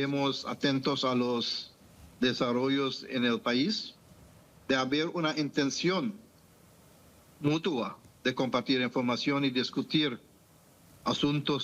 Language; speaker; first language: Spanish; non-native, fluent; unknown